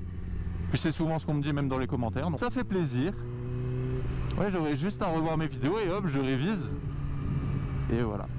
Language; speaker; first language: French; native; French